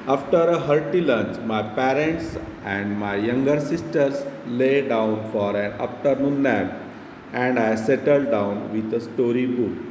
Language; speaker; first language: English; non-native, local second language; Marathi